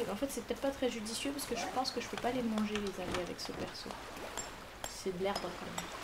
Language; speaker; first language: French; native; French